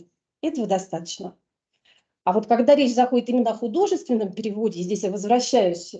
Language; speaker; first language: Russian; native; Russian